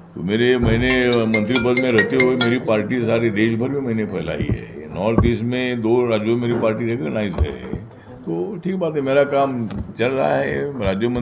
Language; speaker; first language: Hindi; non-native, local second language; Marathi